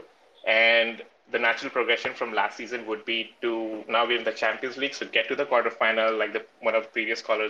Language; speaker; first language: English; non-native, local second language; Hindi